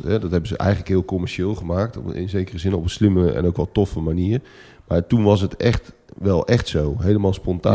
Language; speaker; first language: Dutch; native; Dutch